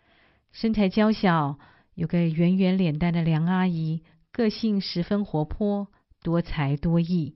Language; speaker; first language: Chinese; native; Chinese